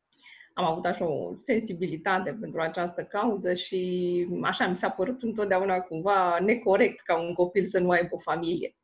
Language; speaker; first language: Romanian; native; Romanian